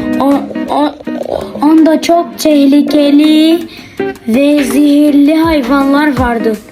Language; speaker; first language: Turkish; non-native, learner; Arabic